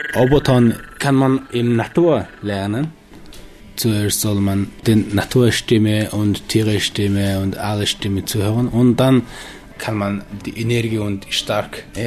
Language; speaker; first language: German; non-native, learner; Mongolian